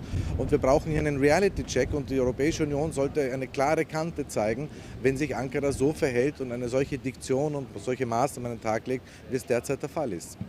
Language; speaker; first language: German; native; German